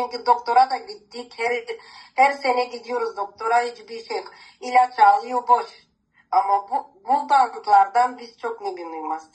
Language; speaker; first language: Turkish; non-native, learner; Greek